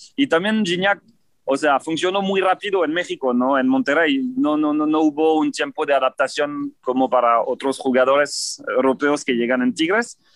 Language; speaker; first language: Spanish; non-native, fluent; French